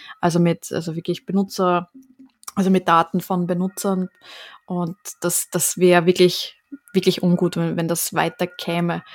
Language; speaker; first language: German; native; German